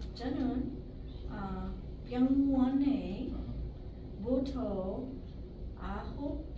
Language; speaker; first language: Korean; non-native, learner; English